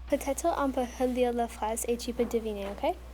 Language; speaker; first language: French; non-native, local second language; English